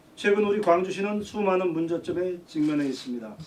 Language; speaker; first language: Korean; native; Korean